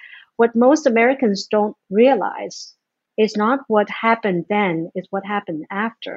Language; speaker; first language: English; non-native, fluent; Chinese